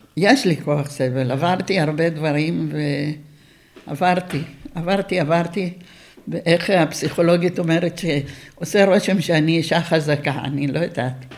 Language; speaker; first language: Hebrew; early bilingual, other home language; Bulgarian